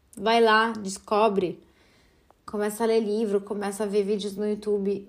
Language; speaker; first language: Portuguese; early bilingual, heritage; Portuguese